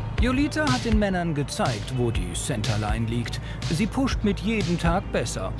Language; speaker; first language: German; native; German